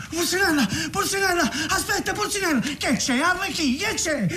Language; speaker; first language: Italian; native; Italian